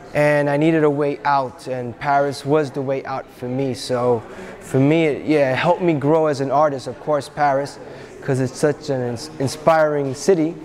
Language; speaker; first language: English; native; English